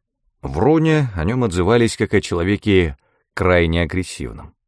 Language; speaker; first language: Russian; native; Russian